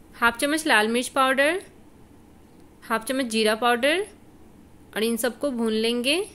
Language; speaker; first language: Hindi; native; Hindi